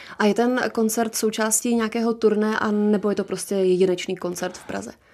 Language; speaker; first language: Czech; native; Czech